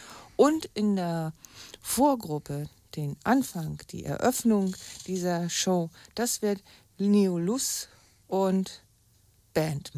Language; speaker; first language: German; native; German